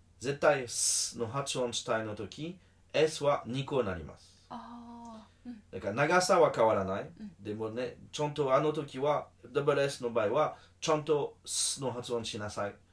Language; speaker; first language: Japanese; non-native, learner; French